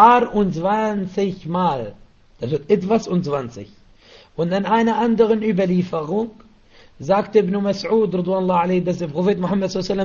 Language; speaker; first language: German; non-native, fluent; Arabic